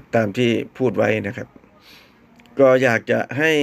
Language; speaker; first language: Thai; native; Thai